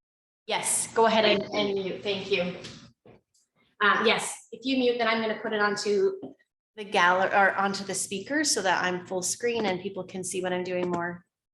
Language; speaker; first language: English; native; English